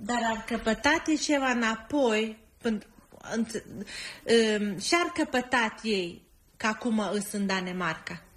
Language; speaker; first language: Romanian; non-native, fluent; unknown